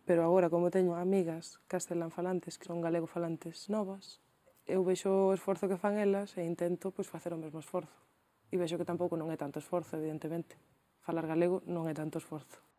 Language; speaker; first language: Galician; early bilingual, other home language; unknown